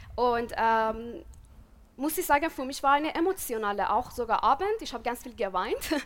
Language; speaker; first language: German; non-native, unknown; Persian